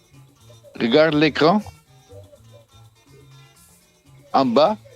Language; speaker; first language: French; non-native, fluent; Dutch